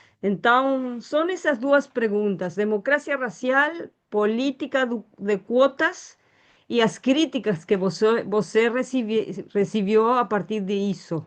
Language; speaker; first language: Portuguese; non-native, learner; Spanish